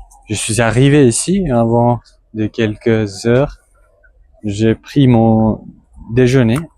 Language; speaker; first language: French; non-native, learner; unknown